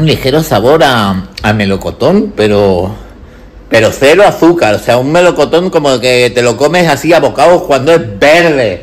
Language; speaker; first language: Spanish; native; Spanish